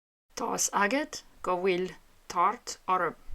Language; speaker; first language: Irish; non-native, fluent; English